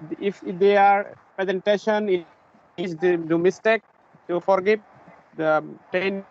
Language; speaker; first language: English; non-native, learner; Bangla